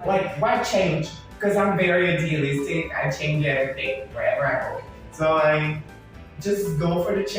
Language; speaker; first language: English; non-native, fluent; Portuguese